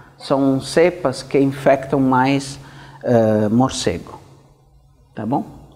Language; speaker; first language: Portuguese; non-native, fluent; Italian